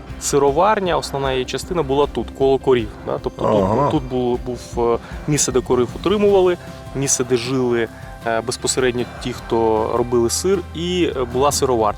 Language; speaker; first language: Ukrainian; native; Ukrainian